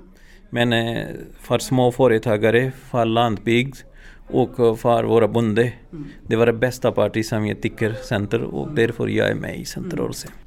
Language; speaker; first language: Swedish; non-native, learner; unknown